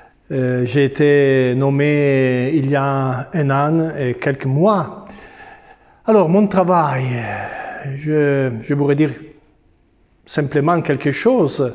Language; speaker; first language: French; non-native, fluent; Italian